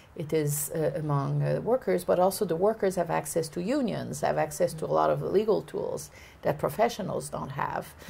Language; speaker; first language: English; native; English